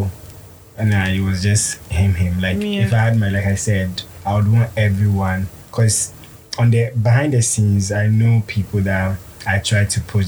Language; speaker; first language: English; non-native, local second language; Akan